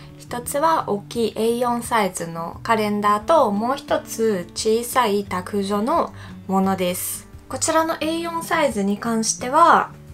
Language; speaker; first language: Japanese; non-native, fluent; Russian